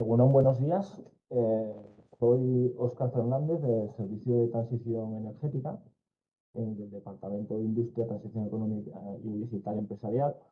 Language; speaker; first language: Spanish; native; Spanish